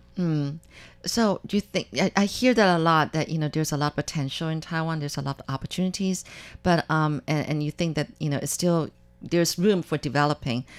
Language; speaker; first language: English; non-native, fluent; Chinese